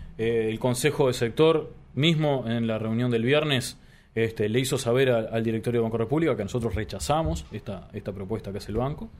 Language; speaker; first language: Spanish; native; Spanish